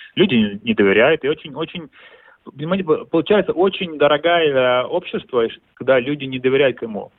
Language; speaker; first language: Russian; non-native, local second language; Latvian